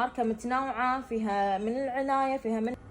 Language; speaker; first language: Arabic; native; Arabic